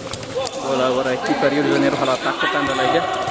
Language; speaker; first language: Portuguese; non-native, local second language; Tetum